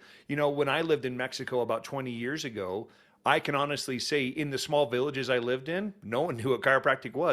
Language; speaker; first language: English; native; English